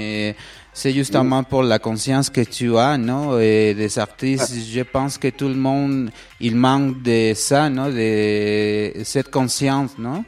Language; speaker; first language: French; non-native, learner; Spanish